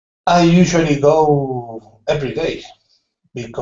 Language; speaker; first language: English; non-native, learner; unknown